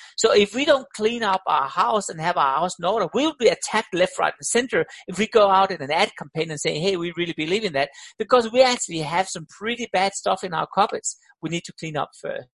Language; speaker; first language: English; non-native, fluent; Danish